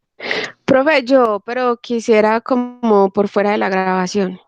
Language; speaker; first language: Spanish; native; Spanish